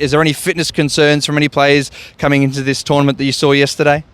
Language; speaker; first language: English; native; English